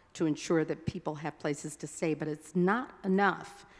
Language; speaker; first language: English; native; English